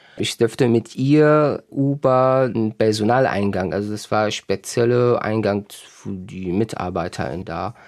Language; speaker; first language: German; non-native, fluent; Arabic